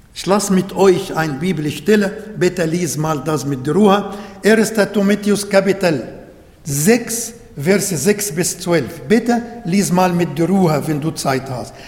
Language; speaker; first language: German; non-native, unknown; Arabic